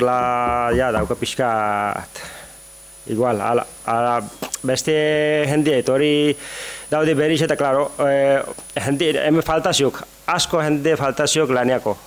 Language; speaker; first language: Basque; non-native, learner; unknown